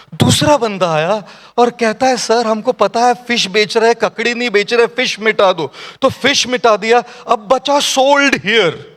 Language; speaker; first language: Hindi; non-native, local second language; Marathi